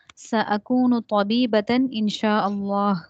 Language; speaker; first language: Arabic; non-native, learner; Tamil